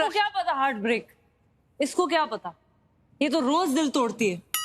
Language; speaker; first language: Hindi; native; Hindi